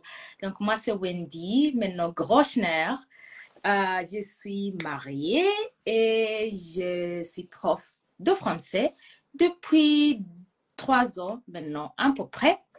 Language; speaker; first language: French; non-native, fluent; Gusii